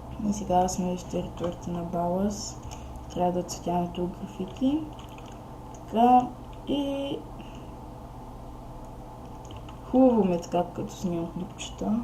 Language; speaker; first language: Bulgarian; native; Bulgarian